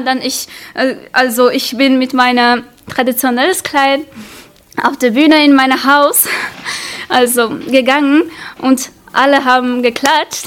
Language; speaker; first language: German; non-native, learner; Uzbek